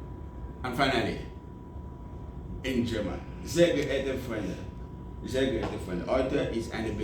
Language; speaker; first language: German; non-native, learner; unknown